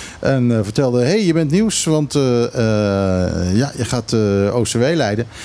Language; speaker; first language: Dutch; native; Dutch